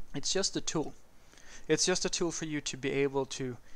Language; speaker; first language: English; non-native, fluent; Swedish